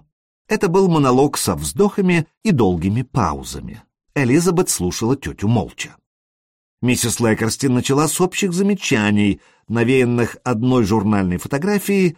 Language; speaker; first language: Russian; native; Russian